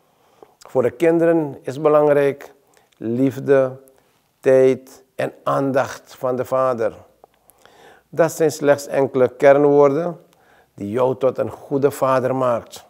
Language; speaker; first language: Dutch; native; Dutch